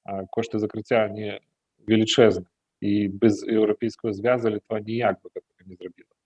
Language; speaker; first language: Belarusian; non-native, fluent; Lithuanian